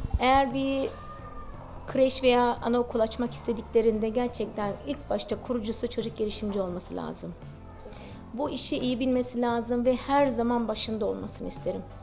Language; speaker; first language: Turkish; early bilingual, heritage; Turkish